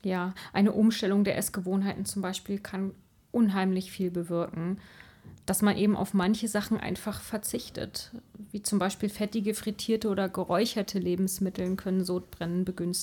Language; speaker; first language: German; native; German